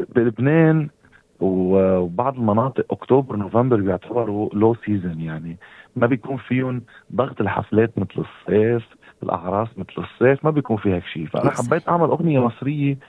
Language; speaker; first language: Arabic; native; Arabic